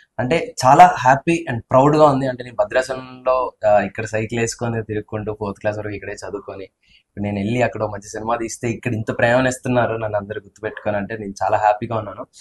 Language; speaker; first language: Telugu; native; Telugu